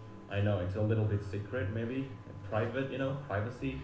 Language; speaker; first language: English; non-native, fluent; Indonesian